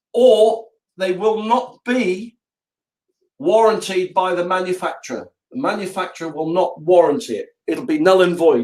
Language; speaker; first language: English; native; English